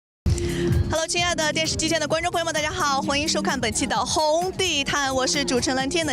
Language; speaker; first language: Chinese; native; Chinese